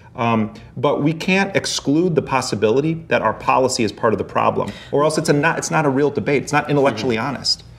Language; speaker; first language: English; native; English